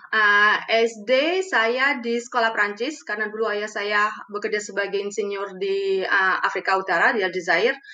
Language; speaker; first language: Indonesian; early bilingual, other home language; Romanian